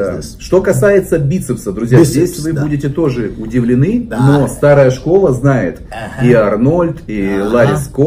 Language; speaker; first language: Russian; native; Russian